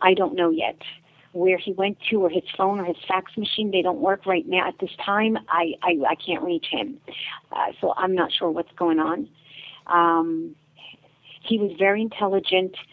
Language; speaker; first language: English; native; English